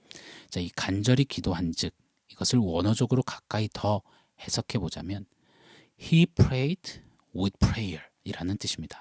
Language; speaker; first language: Korean; native; Korean